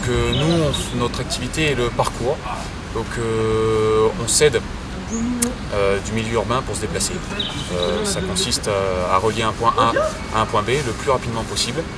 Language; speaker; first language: French; native; French